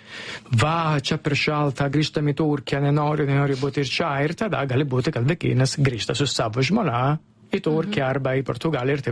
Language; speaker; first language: Lithuanian; non-native, learner; Italian